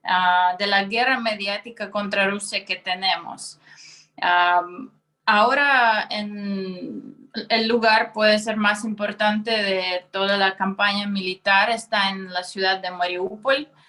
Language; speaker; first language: Spanish; non-native, fluent; Russian